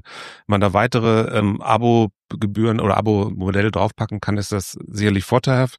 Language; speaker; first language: German; native; German